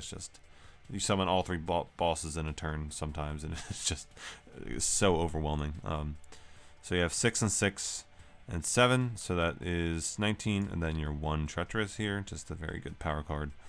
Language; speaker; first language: English; native; English